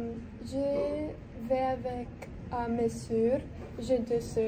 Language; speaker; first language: French; non-native, learner; English